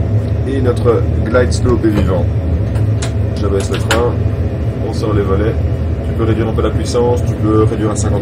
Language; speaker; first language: French; native; French